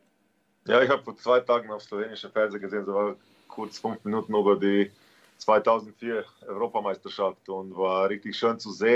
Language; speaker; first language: German; non-native, learner; Slovenian